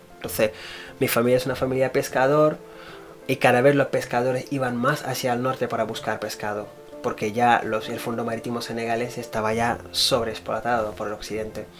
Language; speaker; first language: Spanish; non-native, fluent; Wolof